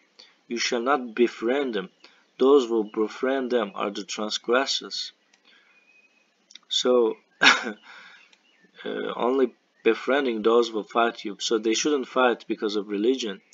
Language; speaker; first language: English; non-native, fluent; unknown